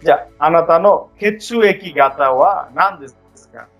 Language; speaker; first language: Japanese; non-native, fluent; Bangla